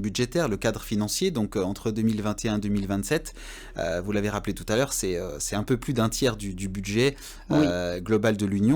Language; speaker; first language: French; native; French